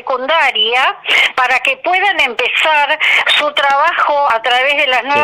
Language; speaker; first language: Spanish; native; Spanish